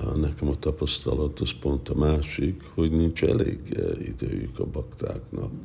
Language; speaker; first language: Hungarian; early bilingual, heritage; Hungarian